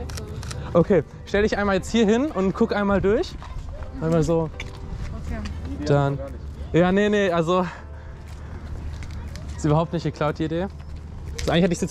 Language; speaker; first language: German; native; German